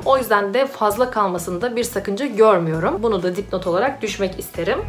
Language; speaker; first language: Turkish; native; Turkish